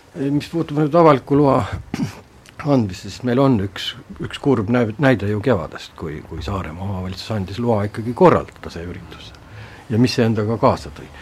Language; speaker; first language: Estonian; native; Estonian